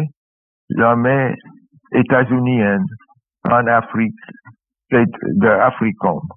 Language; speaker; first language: French; non-native, fluent; English